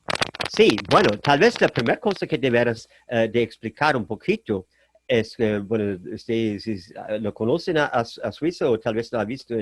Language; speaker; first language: Spanish; non-native, fluent; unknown